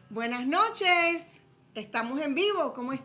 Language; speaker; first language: Spanish; early bilingual, heritage; Spanish